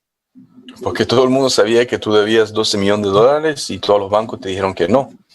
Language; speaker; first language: Spanish; non-native, fluent; English